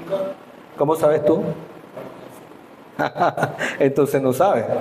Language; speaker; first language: Spanish; native; Spanish